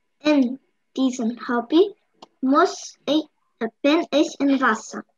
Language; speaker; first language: German; non-native, learner; Russian